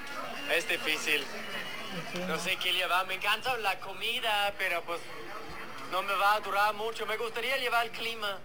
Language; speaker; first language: Spanish; non-native, fluent; Danish